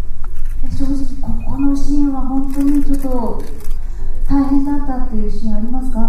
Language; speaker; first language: Japanese; native; Japanese